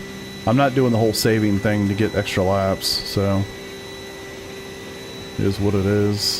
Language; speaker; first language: English; native; English